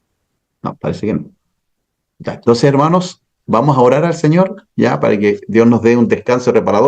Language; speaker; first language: Spanish; native; Spanish